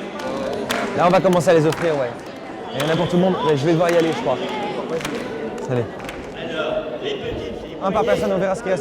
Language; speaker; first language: French; native; French